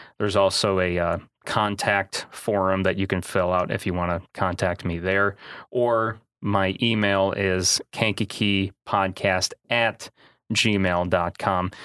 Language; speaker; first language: English; native; English